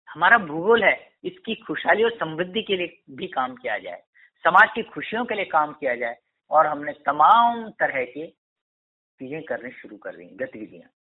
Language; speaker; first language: Hindi; native; Hindi